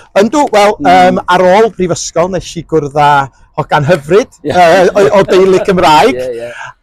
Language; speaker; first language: Welsh; non-native, local second language; English